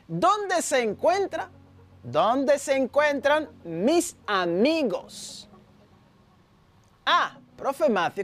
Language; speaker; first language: Spanish; non-native, fluent; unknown